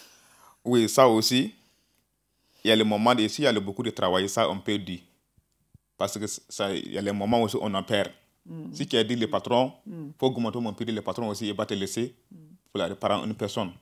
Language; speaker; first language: French; non-native, learner; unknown